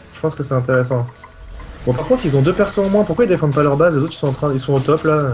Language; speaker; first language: French; native; French